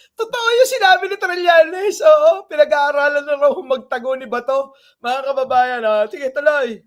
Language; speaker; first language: Filipino; non-native, local second language; Iloko